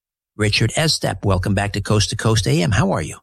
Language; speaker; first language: English; native; English